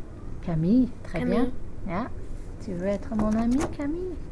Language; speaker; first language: French; non-native, fluent; English